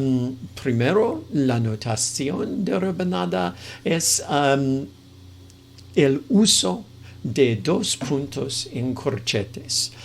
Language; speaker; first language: Spanish; non-native, fluent; English